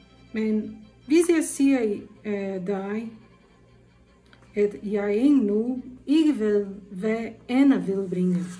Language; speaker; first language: Danish; non-native, learner; Portuguese